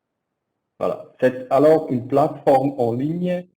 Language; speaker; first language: French; non-native, learner; German